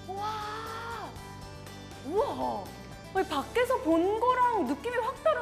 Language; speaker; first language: Korean; native; Korean